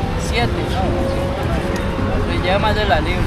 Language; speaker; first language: Spanish; native; Spanish